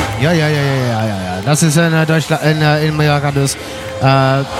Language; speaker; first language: German; non-native, learner; Dutch